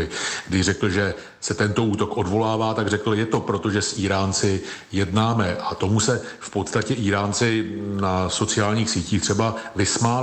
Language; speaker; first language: Czech; native; Czech